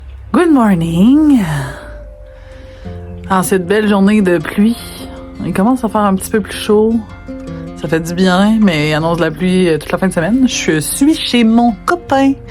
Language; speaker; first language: French; native; French